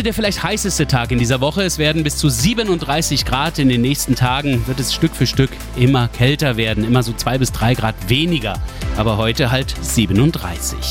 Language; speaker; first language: German; native; German